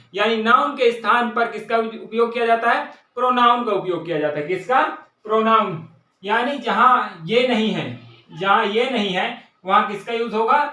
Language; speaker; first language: Hindi; native; Hindi